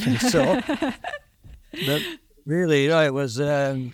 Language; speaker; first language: English; native; English